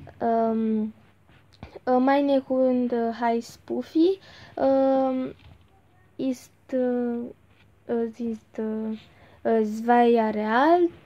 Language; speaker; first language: German; non-native, learner; Romanian